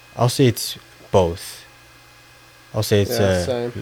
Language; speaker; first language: English; non-native, fluent; Somali